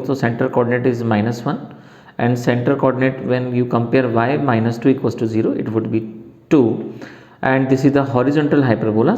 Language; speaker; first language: English; non-native, local second language; Hindi